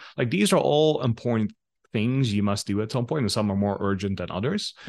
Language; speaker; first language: English; non-native, fluent; Dutch